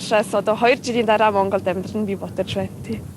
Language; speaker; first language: Mongolian; non-native, learner; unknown